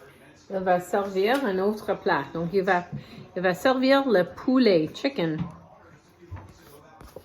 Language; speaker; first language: French; non-native, fluent; English